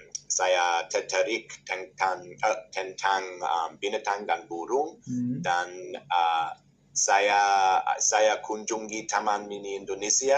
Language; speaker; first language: Indonesian; non-native, learner; English